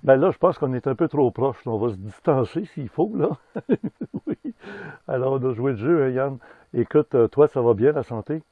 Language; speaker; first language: French; native; French